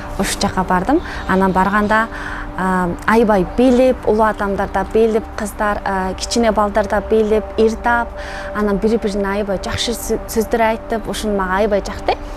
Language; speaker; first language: Kyrgyz; non-native, learner; Mongolian